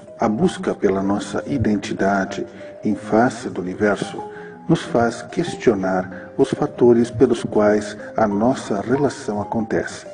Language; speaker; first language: Portuguese; native; Portuguese